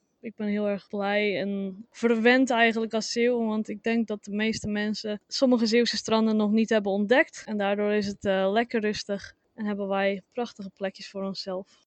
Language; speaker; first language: Dutch; native; Dutch